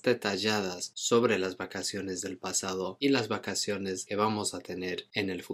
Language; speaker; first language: Spanish; non-native, fluent; English